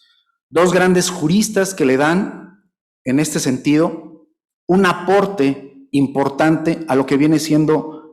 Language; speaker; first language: Spanish; native; Spanish